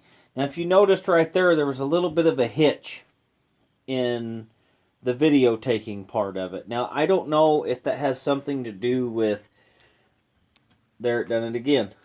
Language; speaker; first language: English; native; English